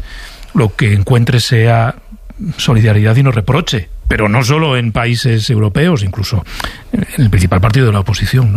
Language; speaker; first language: Spanish; native; Spanish